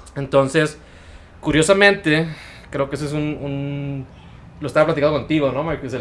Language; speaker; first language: Spanish; native; Spanish